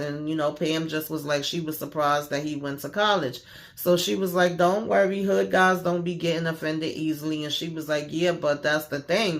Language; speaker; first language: English; native; English